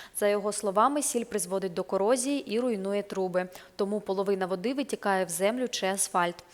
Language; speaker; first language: Ukrainian; native; Ukrainian